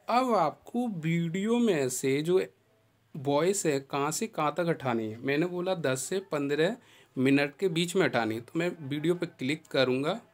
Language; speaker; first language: Hindi; native; Hindi